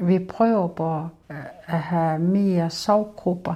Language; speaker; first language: Danish; non-native, local second language; Kalaallisut